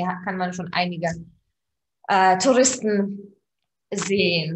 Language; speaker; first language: German; non-native, fluent; Polish